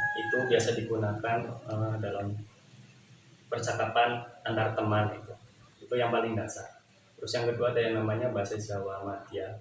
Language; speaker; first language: Indonesian; non-native, local second language; Javanese